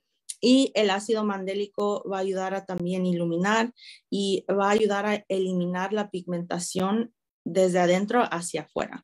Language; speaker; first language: Spanish; early bilingual, heritage; Spanish